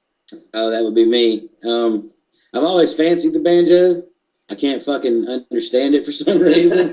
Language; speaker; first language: English; native; English